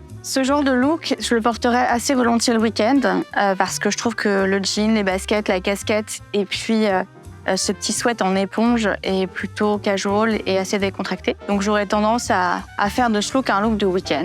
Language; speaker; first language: French; native; French